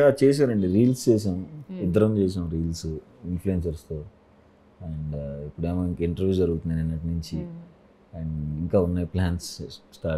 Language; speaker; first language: Telugu; native; Telugu